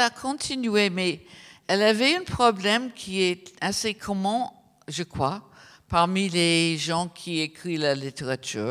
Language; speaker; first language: French; non-native, fluent; English